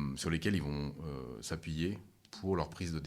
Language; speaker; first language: French; native; French